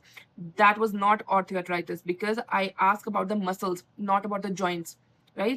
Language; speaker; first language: English; non-native, local second language; Punjabi